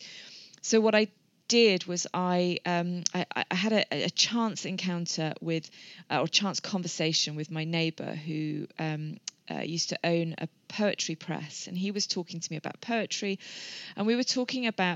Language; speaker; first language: English; native; English